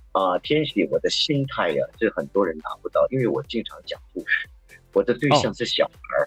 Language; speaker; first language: Chinese; native; Chinese